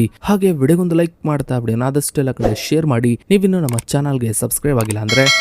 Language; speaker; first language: Kannada; native; Kannada